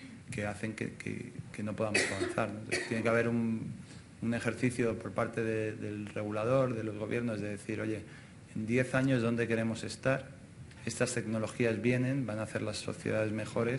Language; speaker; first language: Spanish; native; Spanish